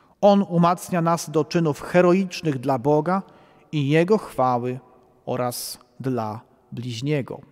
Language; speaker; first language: Polish; native; Polish